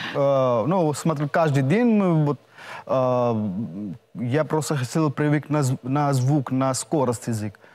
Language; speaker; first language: Russian; non-native, fluent; Hindi